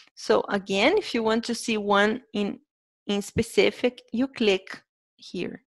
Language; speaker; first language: English; non-native, fluent; Portuguese